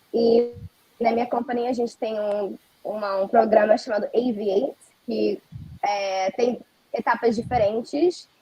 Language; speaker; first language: Portuguese; early bilingual, heritage; Portuguese